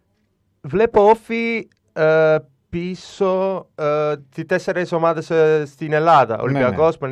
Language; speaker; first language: Greek; non-native, learner; Italian